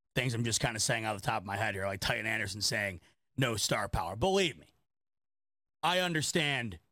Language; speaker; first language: English; native; English